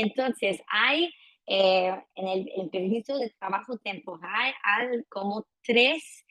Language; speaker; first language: Spanish; non-native, fluent; French